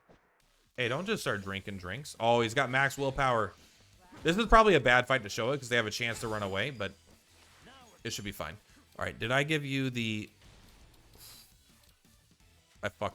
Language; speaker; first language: English; native; English